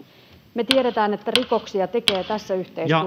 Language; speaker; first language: Finnish; native; Finnish